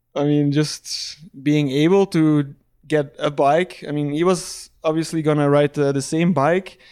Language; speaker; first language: English; non-native, fluent; Dutch